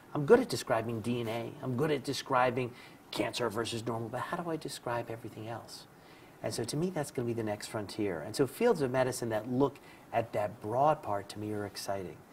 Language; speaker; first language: English; native; English